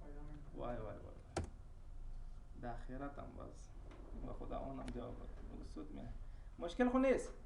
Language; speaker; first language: Persian; non-native, local second language; Pashto